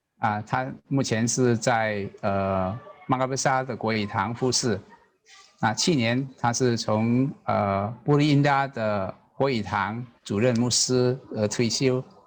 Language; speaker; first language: Chinese; non-native, learner; Indonesian